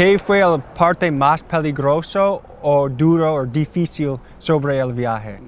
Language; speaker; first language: Spanish; non-native, learner; English